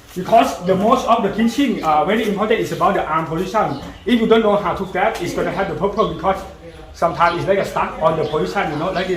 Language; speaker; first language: English; non-native, learner; Thai